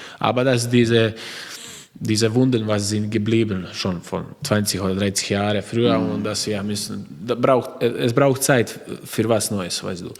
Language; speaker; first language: German; non-native, learner; Croatian